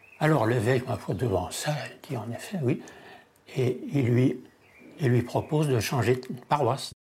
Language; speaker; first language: French; native; French